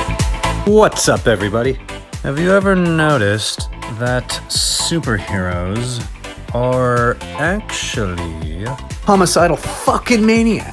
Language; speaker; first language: English; native; English